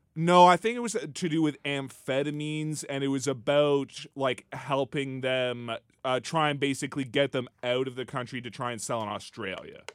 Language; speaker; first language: English; native; English